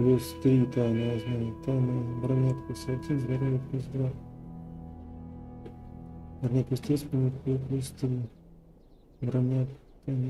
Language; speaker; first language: Russian; native; Russian